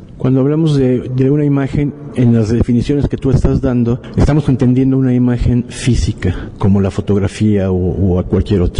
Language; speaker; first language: Spanish; native; Spanish